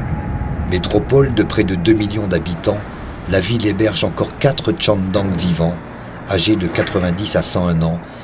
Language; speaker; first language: French; native; French